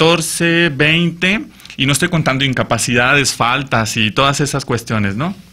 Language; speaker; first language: Spanish; native; Spanish